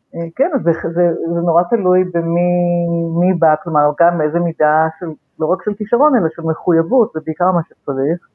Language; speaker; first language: Hebrew; native; Hebrew